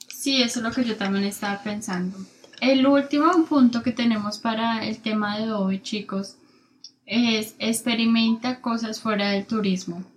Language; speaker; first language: Spanish; native; Spanish